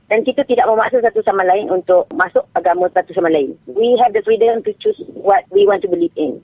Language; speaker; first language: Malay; non-native, local second language; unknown